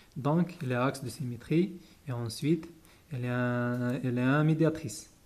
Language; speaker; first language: French; non-native, local second language; Arabic